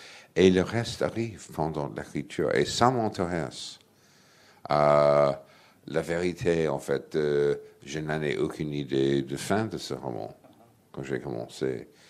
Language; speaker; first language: French; non-native, fluent; English